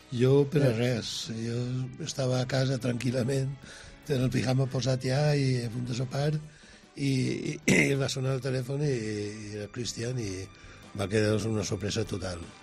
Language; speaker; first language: Catalan; early bilingual, other home language; English